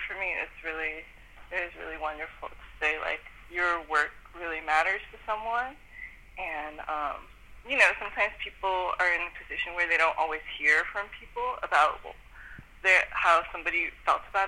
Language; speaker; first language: English; native; English